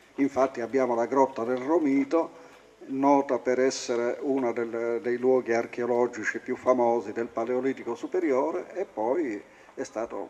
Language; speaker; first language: Italian; non-native, local second language; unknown